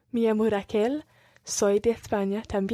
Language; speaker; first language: Spanish; non-native, learner; English